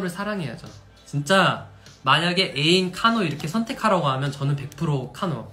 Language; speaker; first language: Korean; non-native, fluent; English